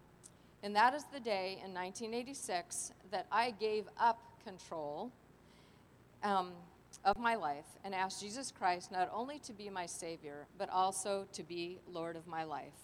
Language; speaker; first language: English; native; English